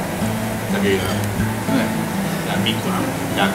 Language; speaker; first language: Vietnamese; non-native, learner; Japanese